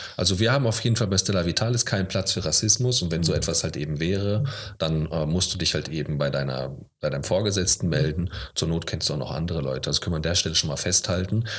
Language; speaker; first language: German; native; German